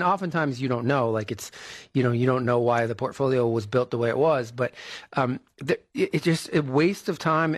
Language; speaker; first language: English; native; English